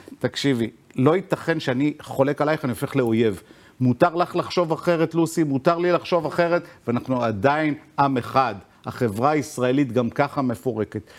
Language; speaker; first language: Hebrew; native; Hebrew